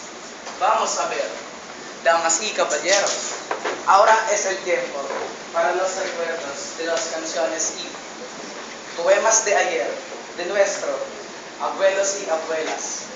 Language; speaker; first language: Spanish; non-native, learner; Filipino